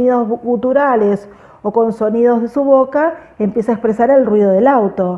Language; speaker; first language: Spanish; native; Spanish